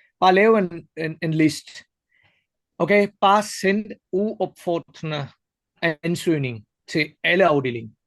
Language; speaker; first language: Danish; non-native, fluent; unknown